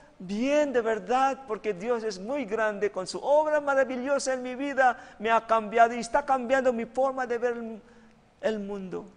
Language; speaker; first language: Spanish; non-native, fluent; Filipino